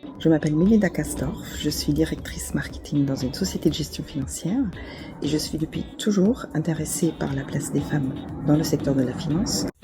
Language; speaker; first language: French; non-native, fluent; German